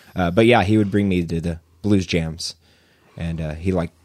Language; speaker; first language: English; native; English